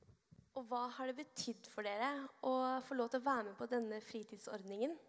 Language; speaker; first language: Norwegian; native; Norwegian